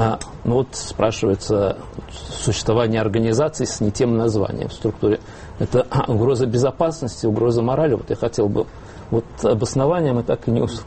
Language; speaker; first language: Russian; native; Russian